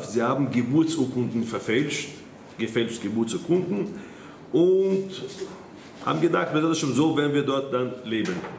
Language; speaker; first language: German; non-native, fluent; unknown